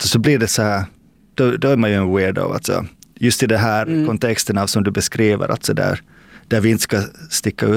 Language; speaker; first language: Swedish; native; Swedish